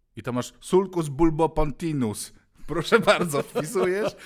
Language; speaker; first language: Polish; non-native, fluent; Mongolian